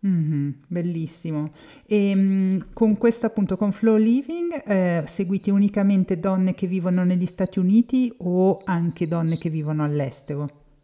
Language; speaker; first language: Italian; native; Italian